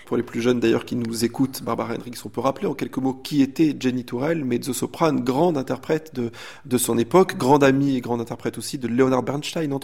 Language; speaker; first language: French; native; French